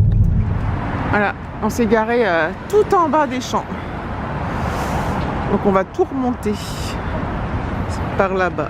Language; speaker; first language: French; native; French